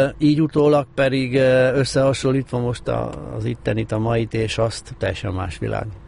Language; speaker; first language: Hungarian; native; Hungarian